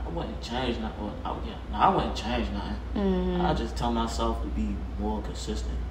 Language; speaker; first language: English; native; English